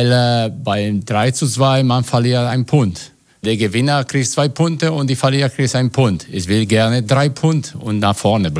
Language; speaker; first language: German; non-native, fluent; Italian